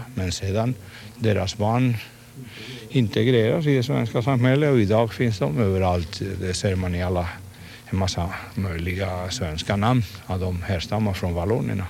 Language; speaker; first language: Swedish; non-native, fluent; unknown